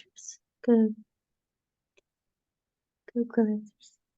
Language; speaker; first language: English; non-native, learner; Russian